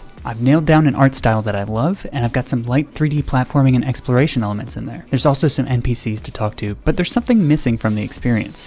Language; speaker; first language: English; native; English